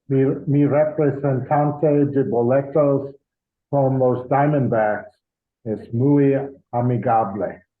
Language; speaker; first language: Spanish; non-native, learner; English